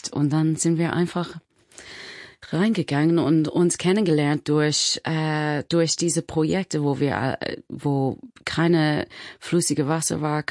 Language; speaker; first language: German; non-native, learner; English